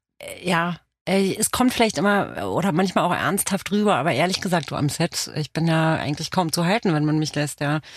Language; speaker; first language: German; early bilingual, other home language; Romanian